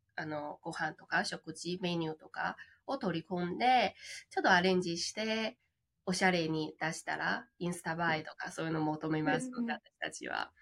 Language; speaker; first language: Japanese; non-native, fluent; Chinese